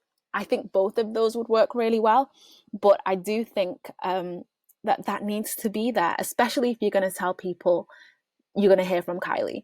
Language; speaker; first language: English; native; English